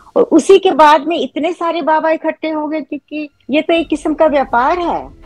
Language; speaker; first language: Hindi; native; Hindi